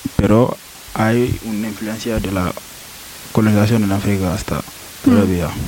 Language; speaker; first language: Spanish; non-native, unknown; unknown